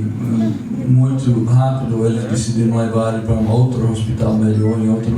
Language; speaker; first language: Portuguese; non-native, fluent; English